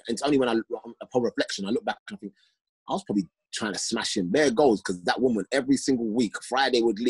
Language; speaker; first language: English; native; English